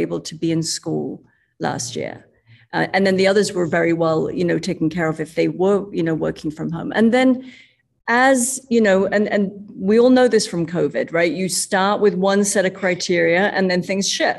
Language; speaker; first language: English; native; English